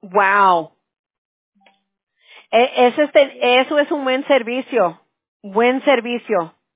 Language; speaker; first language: Spanish; early bilingual, heritage; Spanish